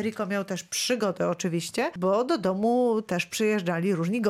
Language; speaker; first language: Polish; native; Polish